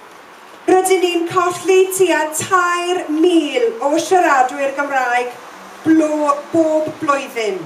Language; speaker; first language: Welsh; non-native, local second language; English